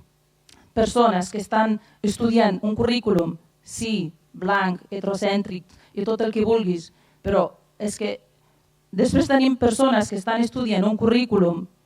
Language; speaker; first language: Catalan; non-native, fluent; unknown